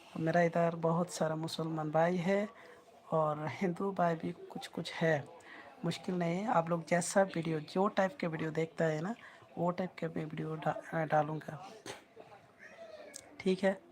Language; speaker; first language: Hindi; non-native, learner; Bangla